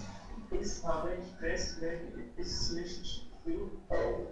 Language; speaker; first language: German; non-native, learner; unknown